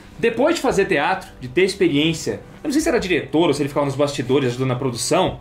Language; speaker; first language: Portuguese; native; Portuguese